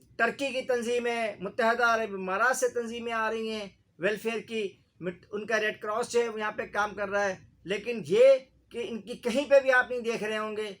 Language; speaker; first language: Urdu; native; Urdu